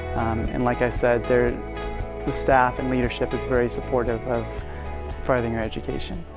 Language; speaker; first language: English; native; English